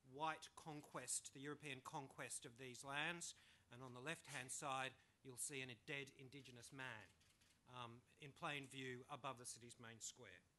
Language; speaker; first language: English; native; English